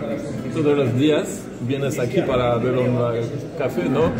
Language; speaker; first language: Spanish; non-native, learner; French